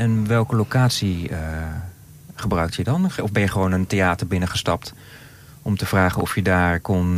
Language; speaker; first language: Dutch; native; Dutch